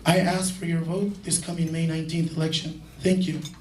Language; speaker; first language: English; early bilingual, other home language; Spanish